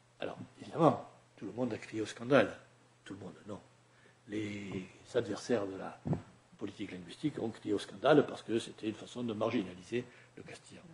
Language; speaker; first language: French; native; French